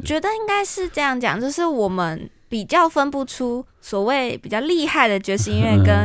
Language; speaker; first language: Chinese; native; Chinese